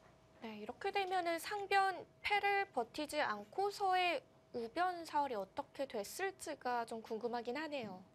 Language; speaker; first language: Korean; native; Korean